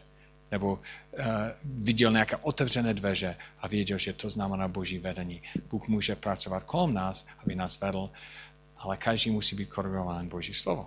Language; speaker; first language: Czech; non-native, fluent; English